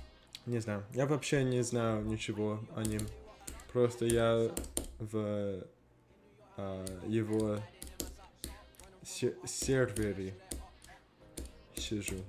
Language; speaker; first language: Russian; non-native, learner; English